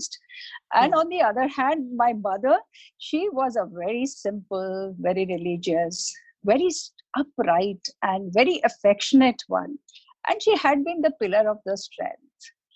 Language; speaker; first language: English; non-native, local second language; Hindi